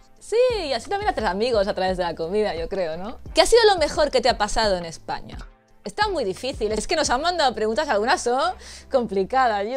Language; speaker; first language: Spanish; native; Spanish